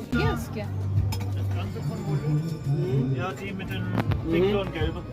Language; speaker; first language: German; non-native, fluent; Polish